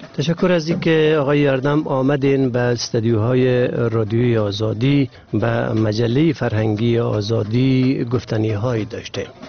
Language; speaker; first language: Persian; native; Persian